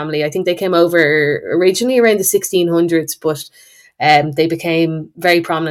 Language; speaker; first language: English; native; English